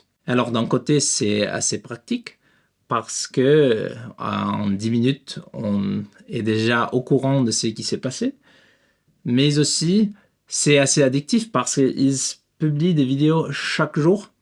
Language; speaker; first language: French; non-native, learner; Spanish